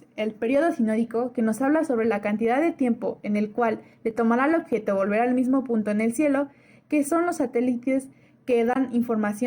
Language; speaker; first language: Spanish; native; Spanish